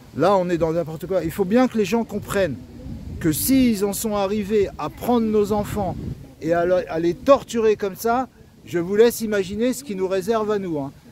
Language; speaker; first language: French; native; French